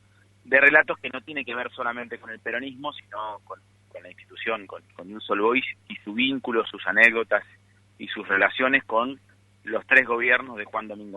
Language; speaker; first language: Spanish; native; Spanish